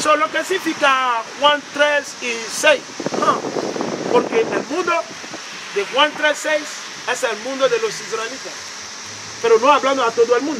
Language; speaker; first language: Spanish; non-native, learner; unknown